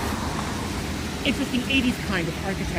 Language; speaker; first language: English; native; English